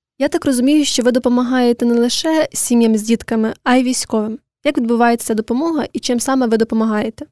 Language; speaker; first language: Ukrainian; native; Ukrainian